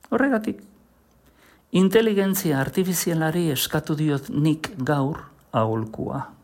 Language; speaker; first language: Basque; native; Basque